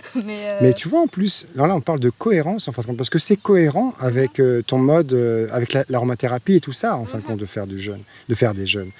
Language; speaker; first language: French; native; French